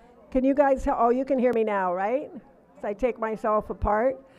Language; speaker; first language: English; native; English